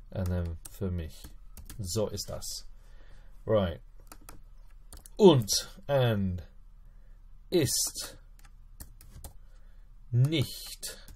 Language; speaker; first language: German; non-native, fluent; English